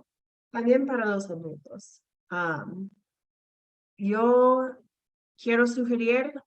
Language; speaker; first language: Spanish; non-native, fluent; English